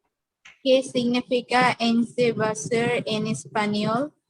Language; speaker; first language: Spanish; non-native, learner; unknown